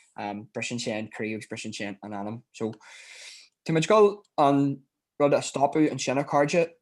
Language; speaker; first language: Irish; native; Irish